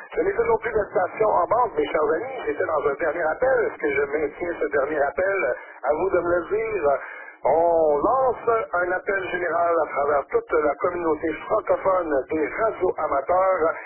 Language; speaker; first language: French; native; French